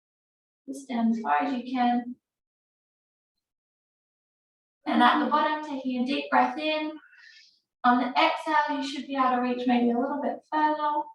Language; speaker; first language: English; native; English